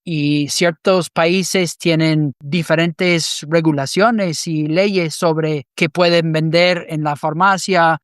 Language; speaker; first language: Spanish; non-native, fluent; English